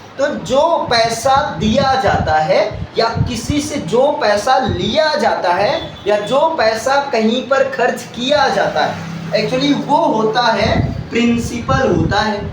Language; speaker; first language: Hindi; native; Hindi